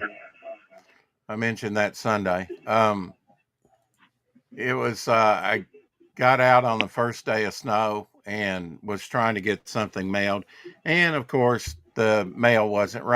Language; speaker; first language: English; native; English